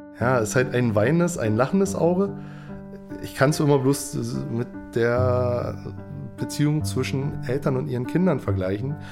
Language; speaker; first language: German; native; German